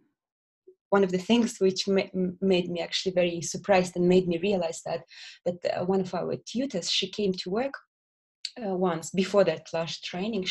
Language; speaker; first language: English; non-native, fluent; Russian